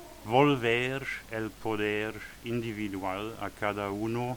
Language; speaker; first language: Spanish; non-native, learner; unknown